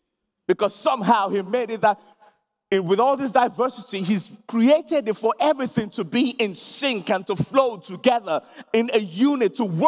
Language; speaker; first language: English; non-native, local second language; Yoruba